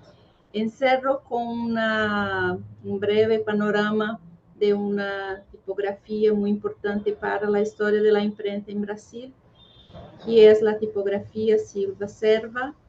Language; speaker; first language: Spanish; non-native, fluent; Portuguese